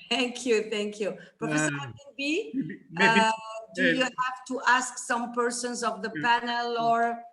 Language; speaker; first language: English; non-native, fluent; Arabic